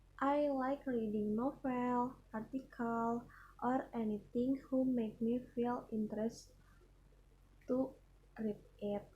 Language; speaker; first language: English; non-native, learner; Indonesian